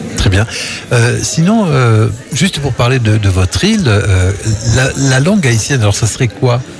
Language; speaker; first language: French; native; French